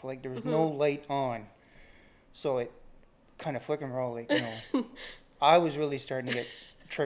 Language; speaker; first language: English; native; English